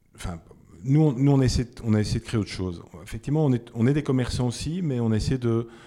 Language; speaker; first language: French; native; French